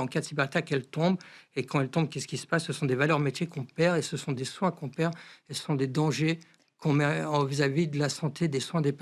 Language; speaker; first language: French; native; French